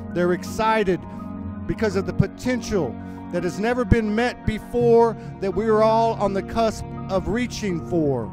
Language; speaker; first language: English; native; English